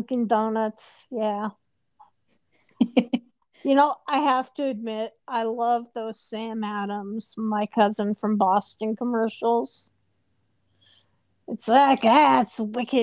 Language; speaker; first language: English; native; English